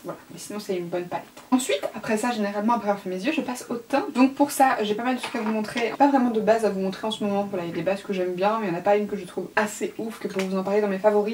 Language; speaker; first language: French; native; French